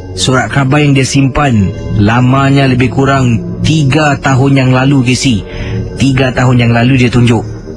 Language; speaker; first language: Malay; native; Malay